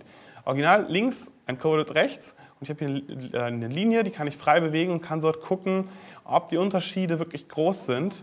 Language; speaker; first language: German; native; German